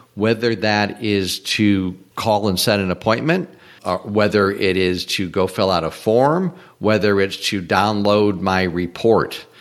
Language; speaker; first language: English; native; English